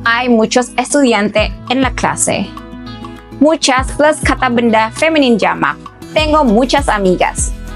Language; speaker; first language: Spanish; non-native, fluent; Indonesian